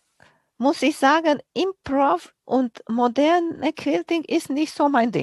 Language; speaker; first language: German; native; German